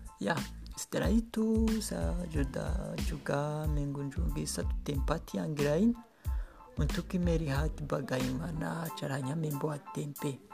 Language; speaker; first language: Indonesian; non-native, learner; Kinyarwanda